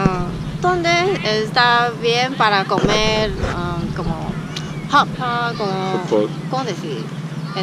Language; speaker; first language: Spanish; non-native, learner; Chinese